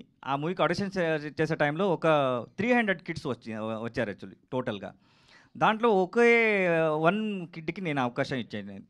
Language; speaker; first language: Telugu; non-native, learner; Kannada